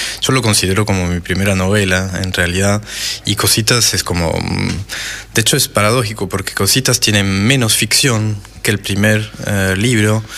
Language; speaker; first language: Spanish; non-native, fluent; French